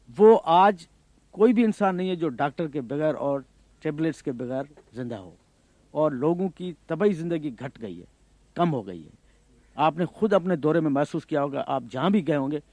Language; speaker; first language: Urdu; non-native, local second language; Sindhi